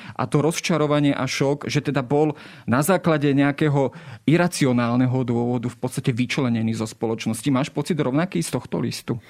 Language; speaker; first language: Slovak; native; Slovak